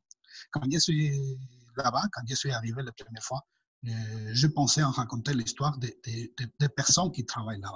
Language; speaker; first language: French; non-native, fluent; Spanish